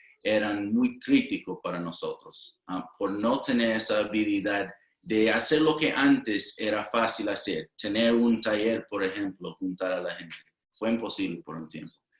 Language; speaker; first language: Spanish; non-native, fluent; English